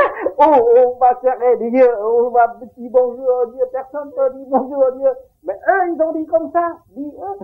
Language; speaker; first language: French; non-native, learner; Vietnamese